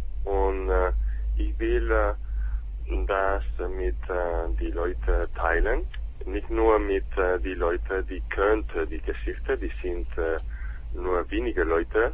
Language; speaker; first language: German; non-native, learner; Spanish